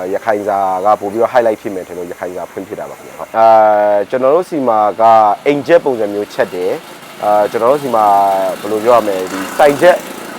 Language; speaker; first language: Burmese; native; Burmese